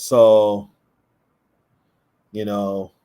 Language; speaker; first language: English; native; English